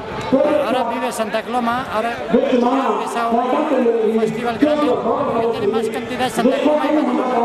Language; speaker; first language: Spanish; non-native, learner; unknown